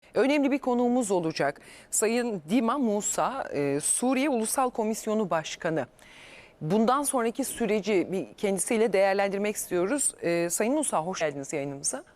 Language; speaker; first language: Turkish; native; Turkish